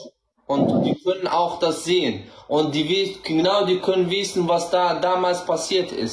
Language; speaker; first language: German; non-native, learner; Central Kurdish